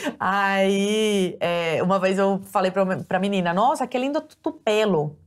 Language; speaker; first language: Portuguese; early bilingual, other home language; Spanish